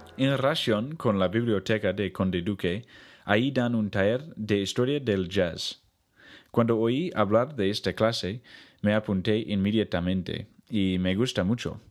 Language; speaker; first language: Spanish; non-native, learner; English